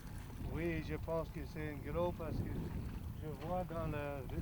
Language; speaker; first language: French; non-native, learner; English